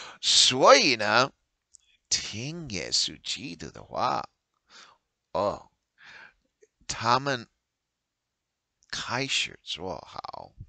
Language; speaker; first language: Chinese; non-native, learner; English